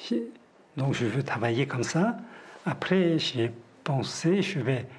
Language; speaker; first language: French; non-native, fluent; Tibetan